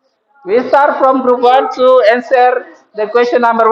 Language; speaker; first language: English; non-native, fluent; Indonesian